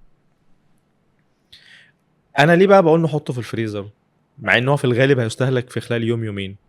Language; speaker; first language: Arabic; native; Arabic